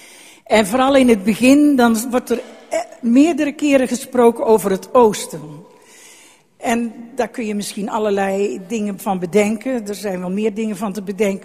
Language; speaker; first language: Dutch; native; Dutch